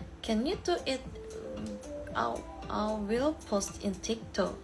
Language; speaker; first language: English; non-native, learner; Korean